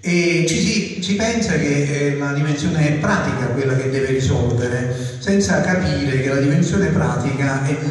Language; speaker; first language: Italian; native; Italian